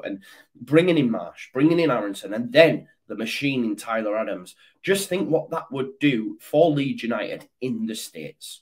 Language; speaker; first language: English; native; English